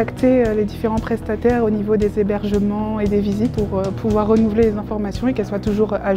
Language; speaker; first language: French; native; French